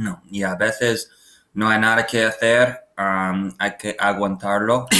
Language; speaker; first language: Spanish; non-native, learner; English